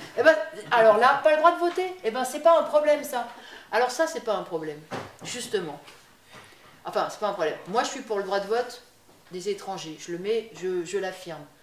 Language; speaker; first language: French; native; French